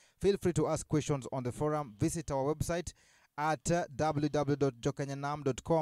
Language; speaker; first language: English; non-native, local second language; Luo (Kenya and Tanzania)